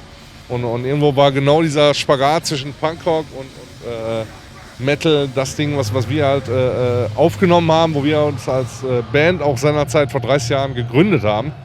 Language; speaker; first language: German; native; German